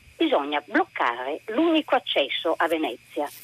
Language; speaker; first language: Italian; native; Italian